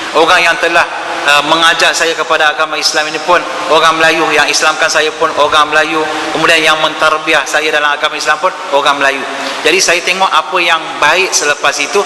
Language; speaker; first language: Malay; non-native, local second language; Tamil